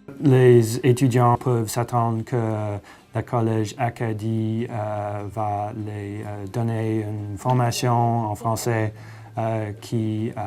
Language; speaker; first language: French; non-native, local second language; English